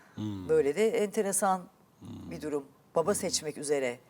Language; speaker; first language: Turkish; native; Turkish